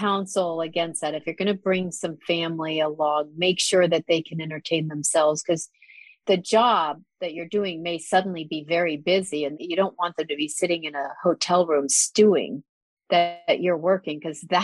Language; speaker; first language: English; native; English